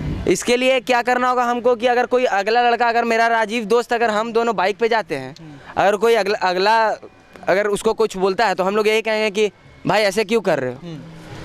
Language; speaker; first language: Hindi; native; Hindi